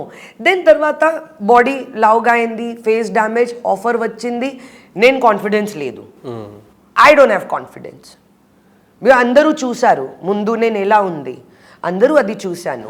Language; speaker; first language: Telugu; non-native, learner; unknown